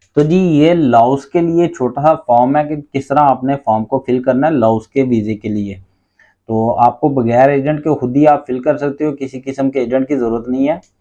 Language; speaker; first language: Urdu; non-native, local second language; Punjabi